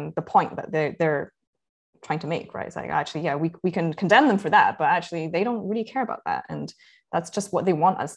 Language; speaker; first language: English; native; English